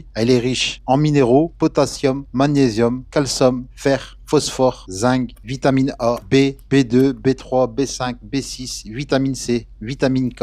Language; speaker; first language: French; native; French